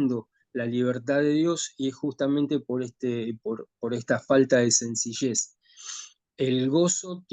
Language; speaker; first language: Spanish; native; Spanish